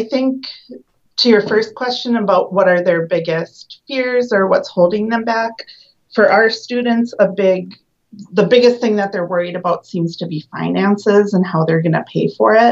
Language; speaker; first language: English; native; English